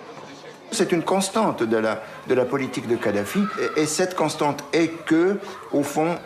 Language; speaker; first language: French; native; French